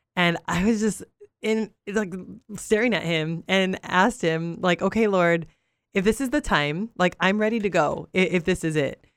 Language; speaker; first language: English; early bilingual, other home language; Spanish